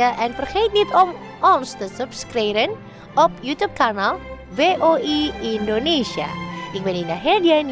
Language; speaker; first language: Dutch; non-native, fluent; Indonesian